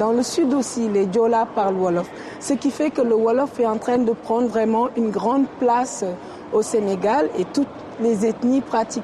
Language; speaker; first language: French; non-native, local second language; Wolof